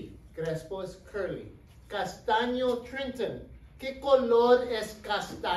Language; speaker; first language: Spanish; non-native, fluent; English